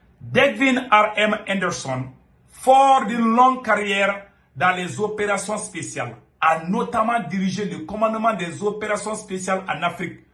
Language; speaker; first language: French; non-native, local second language; Bambara